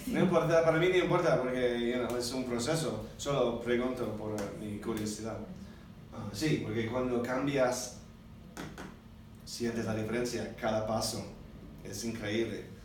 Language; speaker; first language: Spanish; non-native, learner; English